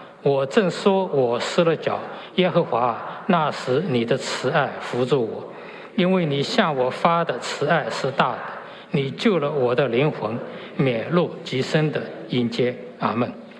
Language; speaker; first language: Chinese; native; Chinese